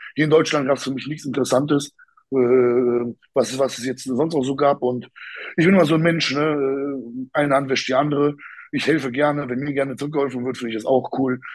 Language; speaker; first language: German; native; German